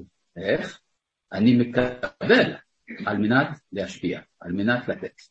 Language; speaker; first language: Hebrew; non-native, fluent; French